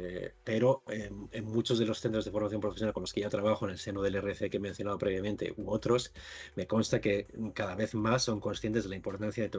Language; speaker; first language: Spanish; native; Spanish